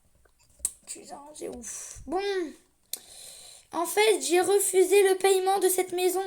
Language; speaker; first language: French; native; French